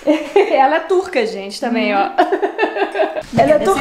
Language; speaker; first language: Portuguese; native; Portuguese